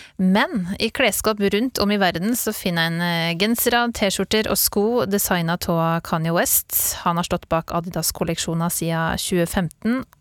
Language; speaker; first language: Norwegian; native; Norwegian